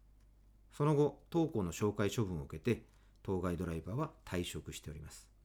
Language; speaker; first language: Japanese; native; Japanese